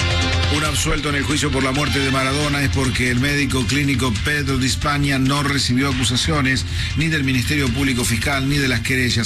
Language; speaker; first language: Spanish; native; Spanish